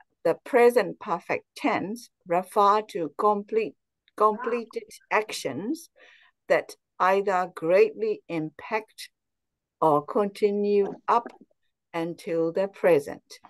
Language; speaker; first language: English; non-native, fluent; Burmese